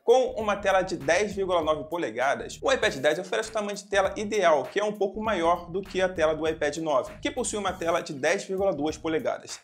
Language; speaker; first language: Portuguese; native; Portuguese